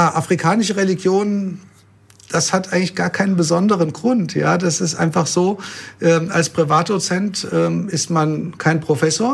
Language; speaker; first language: German; native; German